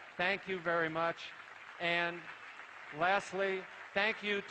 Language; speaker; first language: English; native; English